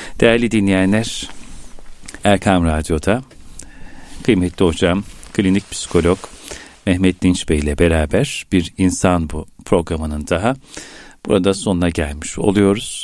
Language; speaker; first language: Turkish; native; Turkish